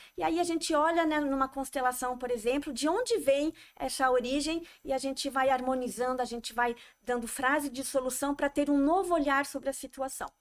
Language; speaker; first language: Portuguese; non-native, fluent; French